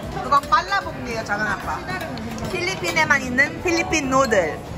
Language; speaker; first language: Korean; early bilingual, heritage; Korean